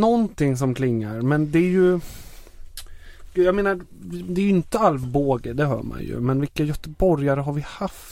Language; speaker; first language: Swedish; native; Swedish